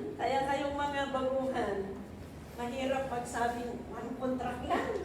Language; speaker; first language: Filipino; non-native, local second language; Iloko